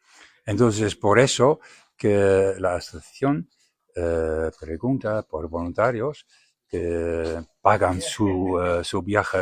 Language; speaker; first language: Spanish; non-native, learner; Dutch